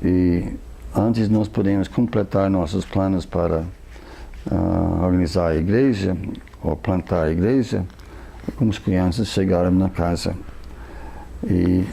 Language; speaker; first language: Portuguese; non-native, fluent; English